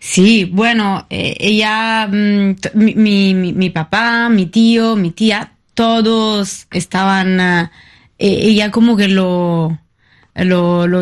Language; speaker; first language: Spanish; non-native, fluent; Italian